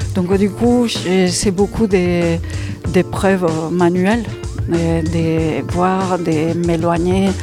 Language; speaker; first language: French; non-native, fluent; Spanish